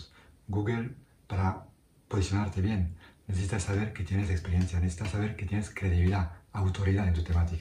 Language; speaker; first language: Spanish; non-native, fluent; French